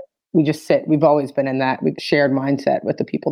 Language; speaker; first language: English; native; English